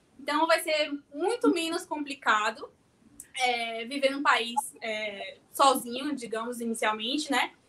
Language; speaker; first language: Portuguese; native; Portuguese